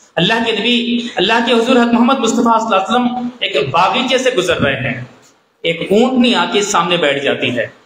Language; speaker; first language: Urdu; native; Urdu